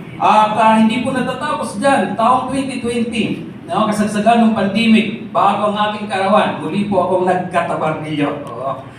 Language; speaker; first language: Filipino; non-native, local second language; Masbatenyo